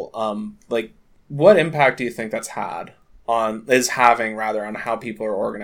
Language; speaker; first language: English; native; English